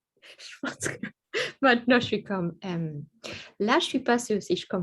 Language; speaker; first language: French; non-native, learner; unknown